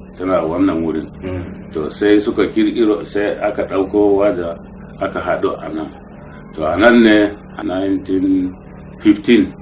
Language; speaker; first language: Hausa; non-native, local second language; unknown